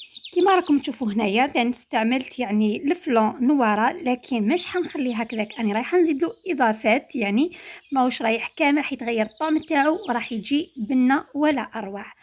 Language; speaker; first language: Arabic; native; Arabic